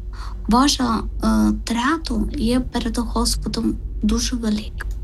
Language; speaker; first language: Ukrainian; non-native, learner; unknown